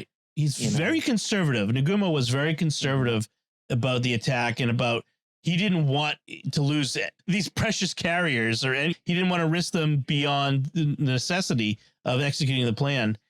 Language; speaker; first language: English; native; English